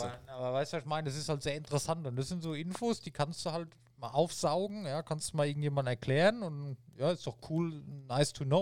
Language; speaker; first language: German; native; German